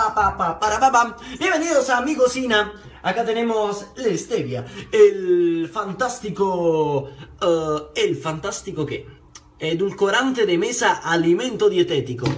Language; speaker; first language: Spanish; non-native, fluent; Italian